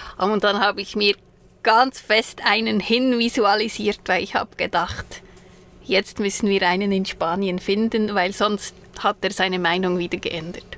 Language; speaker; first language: German; native; German